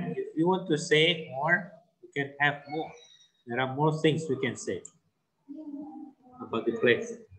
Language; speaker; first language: English; non-native, fluent; Indonesian